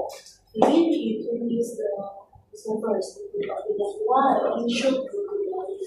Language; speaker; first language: English; non-native, fluent; Indonesian